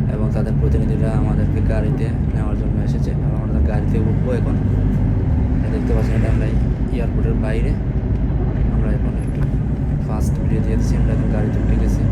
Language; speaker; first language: Bangla; non-native, local second language; Sylheti